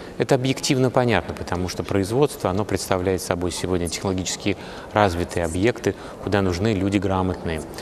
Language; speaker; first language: Russian; native; Russian